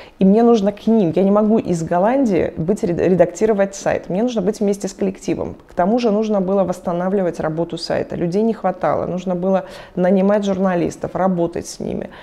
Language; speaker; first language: Russian; native; Russian